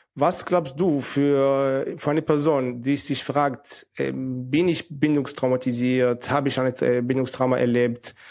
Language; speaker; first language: German; non-native, fluent; Hebrew